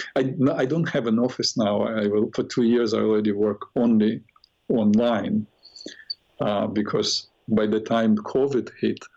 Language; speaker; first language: English; non-native, fluent; Russian